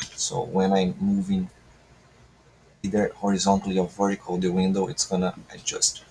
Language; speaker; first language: English; non-native, fluent; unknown